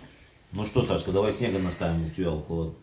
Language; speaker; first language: Russian; native; Russian